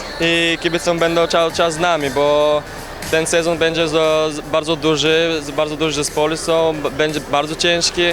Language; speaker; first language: Polish; non-native, learner; Bulgarian